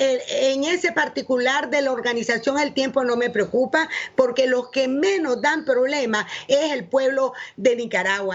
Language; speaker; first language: Spanish; native; Spanish